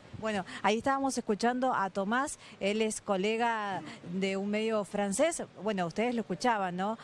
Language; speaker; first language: Spanish; native; Spanish